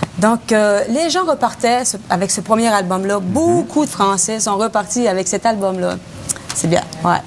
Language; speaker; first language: French; native; French